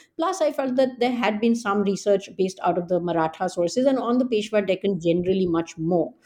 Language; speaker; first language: English; non-native, local second language; Hindi